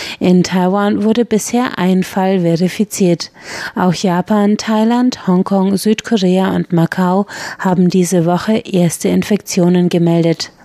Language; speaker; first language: German; native; German